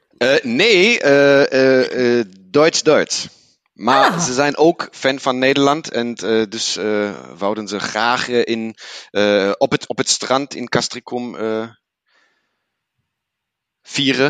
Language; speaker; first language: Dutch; non-native, learner; German